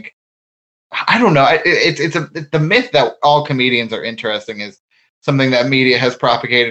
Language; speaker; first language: English; native; English